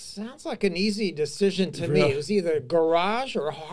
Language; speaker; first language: English; native; English